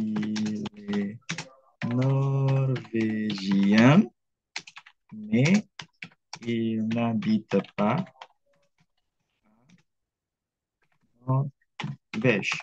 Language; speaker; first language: French; non-native, fluent; Indonesian